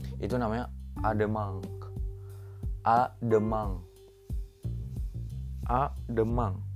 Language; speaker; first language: French; non-native, learner; Indonesian